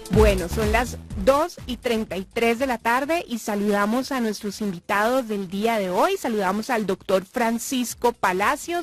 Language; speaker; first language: Spanish; native; Spanish